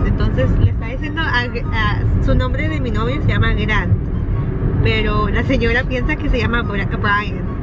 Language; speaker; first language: Spanish; early bilingual, heritage; Spanish